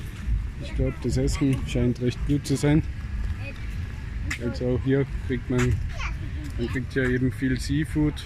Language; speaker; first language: German; native; German